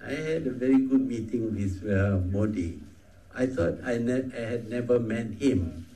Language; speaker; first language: English; non-native, local second language; Malay